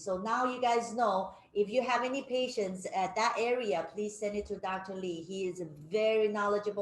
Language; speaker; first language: English; non-native, fluent; Chinese